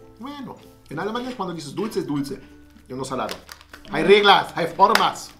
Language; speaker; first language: Spanish; non-native, learner; German